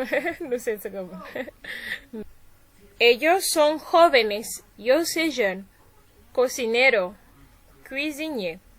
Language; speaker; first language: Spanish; non-native, fluent; Haitian Creole